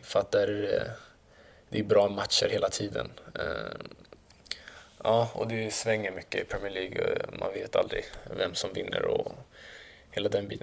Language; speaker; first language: Swedish; early bilingual, other home language; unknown